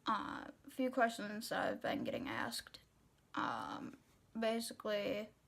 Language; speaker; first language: English; native; English